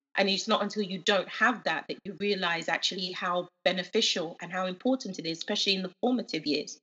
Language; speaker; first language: English; early bilingual, other home language; Yoruba